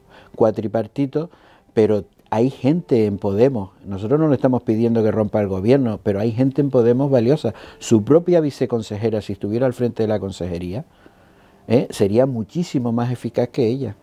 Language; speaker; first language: Spanish; native; Spanish